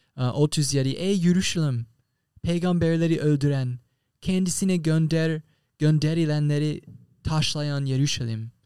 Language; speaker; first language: Turkish; non-native, fluent; English